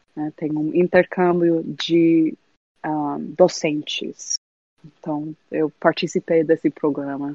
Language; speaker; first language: Portuguese; non-native, fluent; English